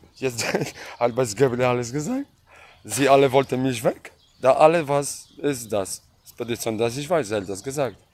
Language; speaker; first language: German; non-native, learner; Polish